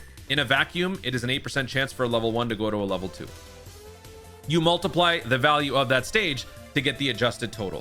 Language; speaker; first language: English; native; English